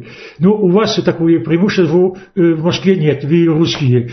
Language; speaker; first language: Russian; non-native, fluent; French